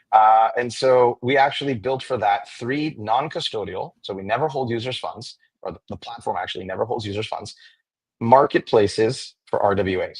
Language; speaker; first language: English; native; English